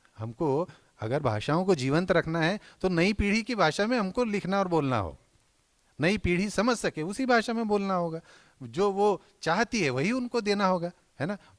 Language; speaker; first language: Hindi; non-native, local second language; Marathi